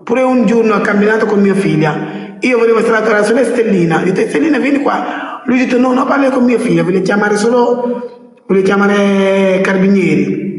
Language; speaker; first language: Italian; non-native, learner; Wolof